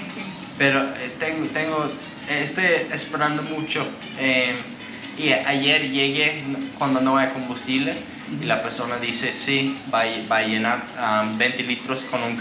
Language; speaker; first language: Spanish; non-native, learner; English